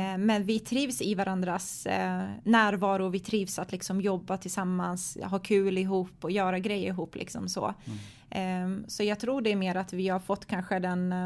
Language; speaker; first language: Swedish; early bilingual, other home language; Croatian